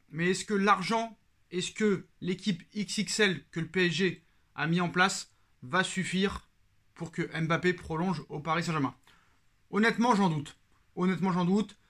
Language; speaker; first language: French; native; French